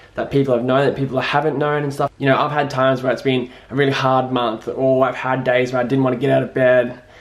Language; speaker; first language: English; native; English